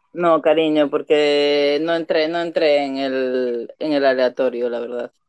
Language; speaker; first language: Spanish; native; Spanish